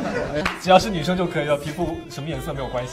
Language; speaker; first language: Chinese; native; Chinese